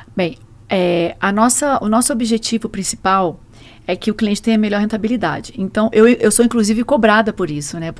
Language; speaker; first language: Portuguese; native; Portuguese